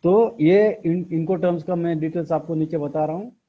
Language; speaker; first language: Hindi; non-native, local second language; Marathi